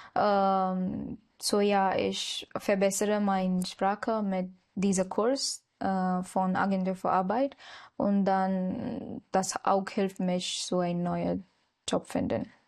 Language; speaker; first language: German; non-native, learner; Marathi